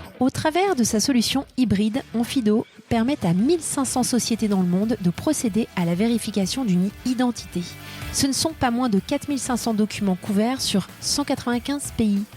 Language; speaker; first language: French; native; French